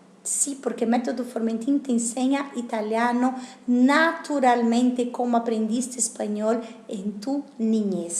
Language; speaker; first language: Spanish; non-native, fluent; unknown